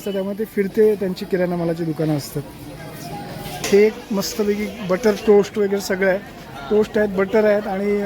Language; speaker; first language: Marathi; non-native, local second language; Konkani